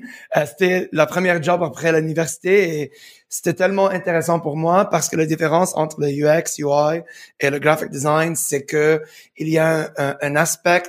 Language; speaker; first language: French; early bilingual, heritage; French